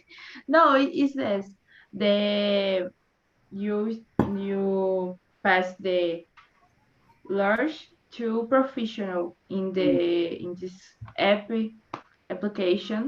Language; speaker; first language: English; non-native, learner; Portuguese